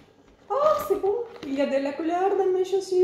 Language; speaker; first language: French; non-native, fluent; Spanish